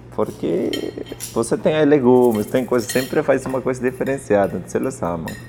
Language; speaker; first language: Portuguese; non-native, fluent; Spanish